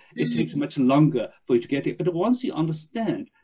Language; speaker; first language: English; non-native, fluent; Chinese